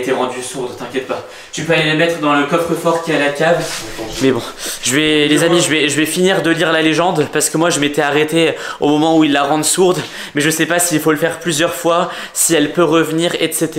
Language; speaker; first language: French; native; French